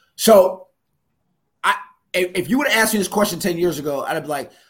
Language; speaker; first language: English; native; English